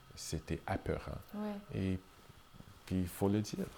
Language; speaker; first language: French; non-native, local second language; English